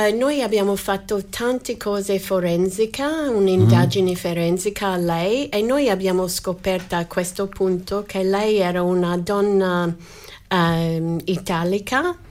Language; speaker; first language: Italian; non-native, learner; English